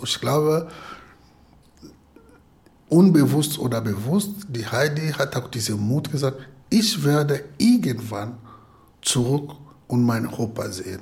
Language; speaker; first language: German; non-native, fluent; Lingala